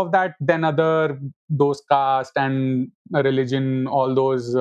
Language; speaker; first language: English; non-native, local second language; Hindi